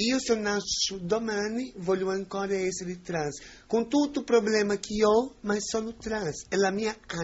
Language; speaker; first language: Italian; non-native, fluent; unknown